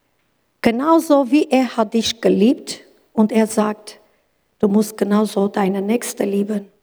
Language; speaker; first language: German; non-native, learner; Kurdish